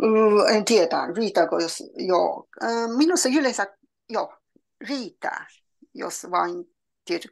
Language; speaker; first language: Finnish; non-native, learner; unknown